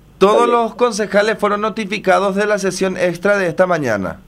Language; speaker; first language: Spanish; native; Spanish